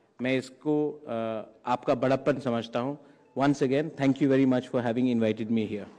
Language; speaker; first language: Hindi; non-native, local second language; Kok Borok